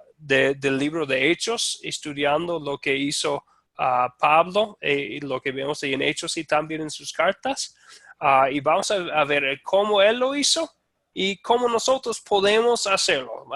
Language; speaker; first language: Spanish; non-native, fluent; English